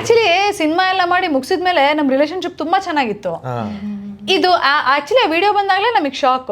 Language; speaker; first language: Kannada; native; Kannada